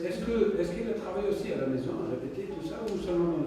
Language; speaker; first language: French; non-native, fluent; Serbian